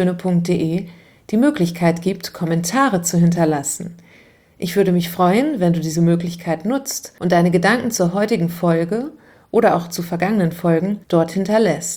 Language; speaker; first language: German; native; German